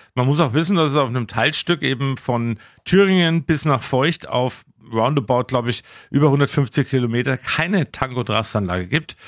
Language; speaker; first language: German; native; German